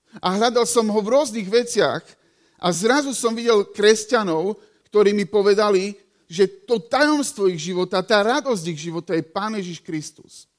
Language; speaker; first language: Slovak; native; Slovak